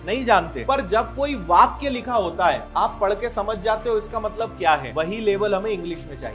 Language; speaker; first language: Hindi; native; Hindi